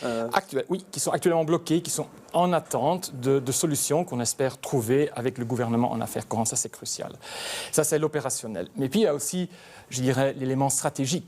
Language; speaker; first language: French; native; French